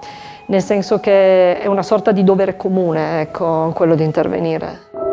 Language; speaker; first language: Italian; native; Italian